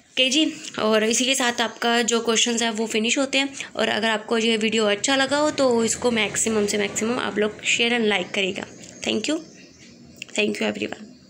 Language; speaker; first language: Hindi; non-native, local second language; Punjabi